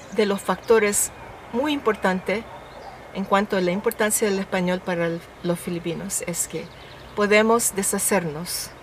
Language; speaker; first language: Spanish; non-native, fluent; Filipino